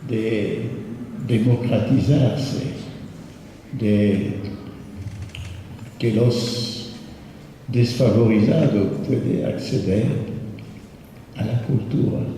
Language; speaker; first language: Spanish; non-native, fluent; French